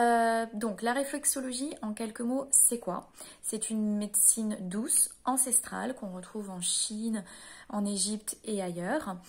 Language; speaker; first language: French; native; French